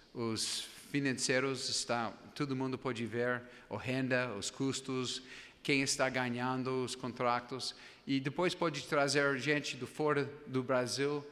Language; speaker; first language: Portuguese; non-native, fluent; English